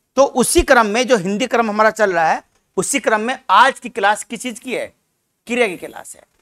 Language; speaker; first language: Hindi; native; Hindi